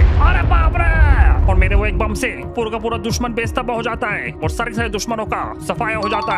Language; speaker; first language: Hindi; native; Hindi